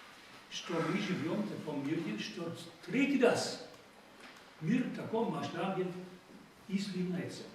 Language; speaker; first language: Russian; non-native, fluent; German